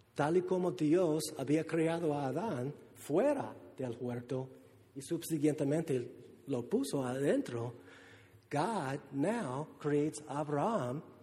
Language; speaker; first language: Spanish; non-native, fluent; English